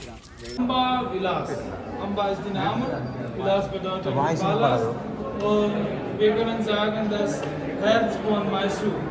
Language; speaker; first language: German; non-native, learner; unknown